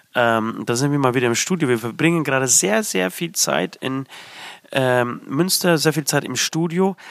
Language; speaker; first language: German; early bilingual, other home language; Polish